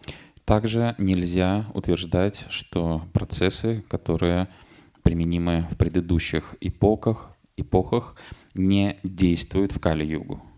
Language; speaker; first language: Russian; native; Russian